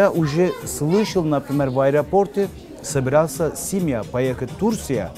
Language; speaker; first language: Russian; non-native, learner; Turkish